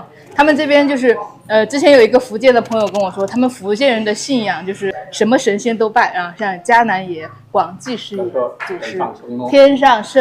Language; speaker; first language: Chinese; native; Chinese